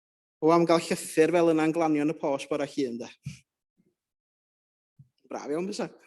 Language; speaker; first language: Welsh; native; Welsh